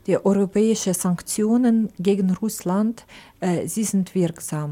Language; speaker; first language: German; non-native, fluent; Ukrainian